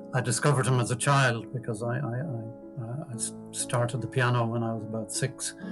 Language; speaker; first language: English; native; English